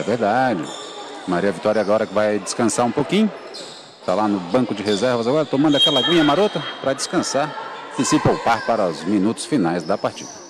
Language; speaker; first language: Portuguese; native; Portuguese